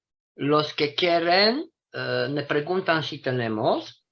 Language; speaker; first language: Spanish; non-native, fluent; Romanian